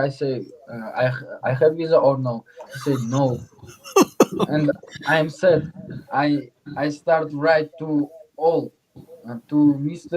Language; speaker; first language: English; non-native, learner; Uzbek